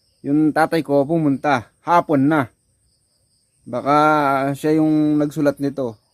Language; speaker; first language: Filipino; non-native, local second language; Pampanga